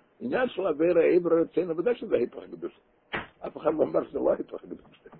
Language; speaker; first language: Hebrew; non-native, local second language; Yiddish